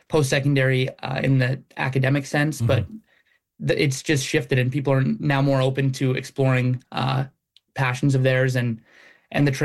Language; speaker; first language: English; native; English